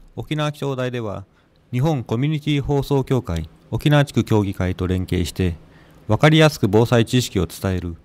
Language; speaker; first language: Japanese; native; Japanese